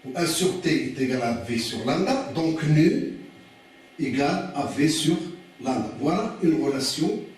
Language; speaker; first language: French; non-native, local second language; Arabic